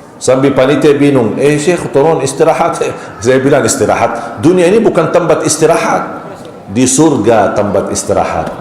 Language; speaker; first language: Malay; non-native, fluent; Arabic